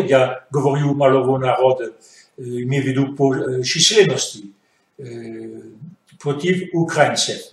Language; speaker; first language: Russian; non-native, fluent; French